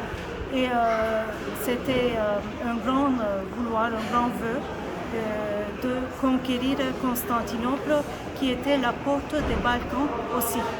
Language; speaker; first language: French; non-native, fluent; Turkish